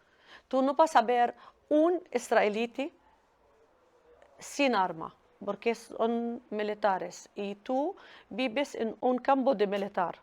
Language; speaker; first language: Spanish; non-native, learner; Arabic